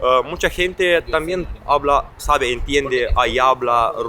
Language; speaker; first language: Spanish; non-native, learner; Romanian